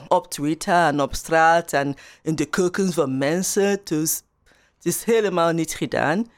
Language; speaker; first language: Dutch; non-native, fluent; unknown